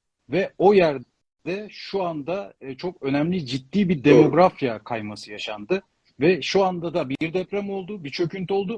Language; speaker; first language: Turkish; native; Turkish